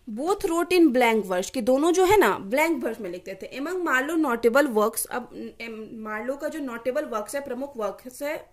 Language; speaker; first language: Hindi; native; Hindi